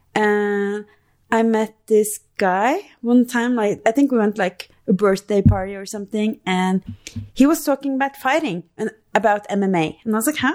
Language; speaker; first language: English; non-native, fluent; Norwegian